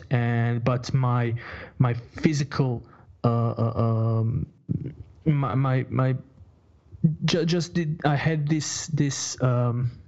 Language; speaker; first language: English; non-native, fluent; Croatian